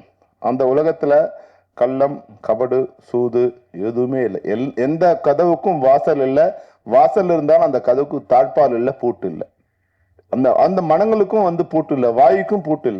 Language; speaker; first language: Tamil; native; Tamil